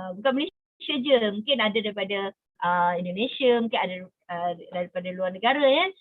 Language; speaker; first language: Malay; native; Malay